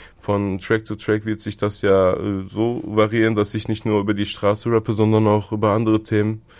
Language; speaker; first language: German; early bilingual, other home language; Turkish